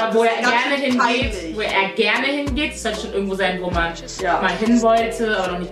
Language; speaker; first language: German; native; German